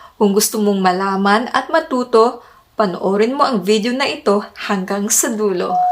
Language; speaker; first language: Filipino; non-native, local second language; Cebuano